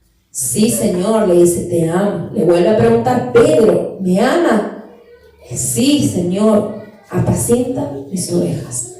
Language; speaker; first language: Spanish; native; Spanish